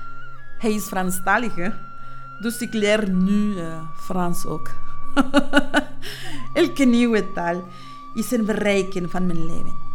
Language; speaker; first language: Dutch; non-native, fluent; Spanish